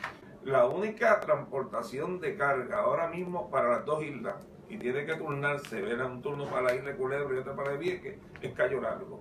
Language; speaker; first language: Spanish; native; Spanish